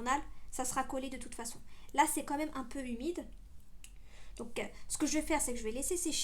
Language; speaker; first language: French; native; French